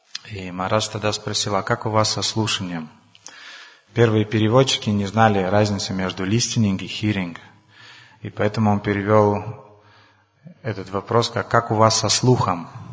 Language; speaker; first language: Russian; non-native, local second language; Romanian